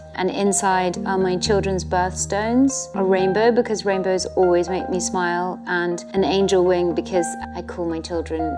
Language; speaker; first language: English; native; English